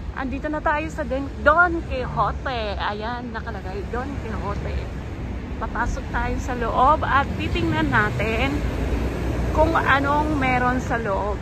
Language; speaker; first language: Filipino; native; Filipino